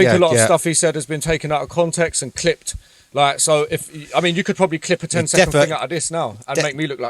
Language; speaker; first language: English; native; English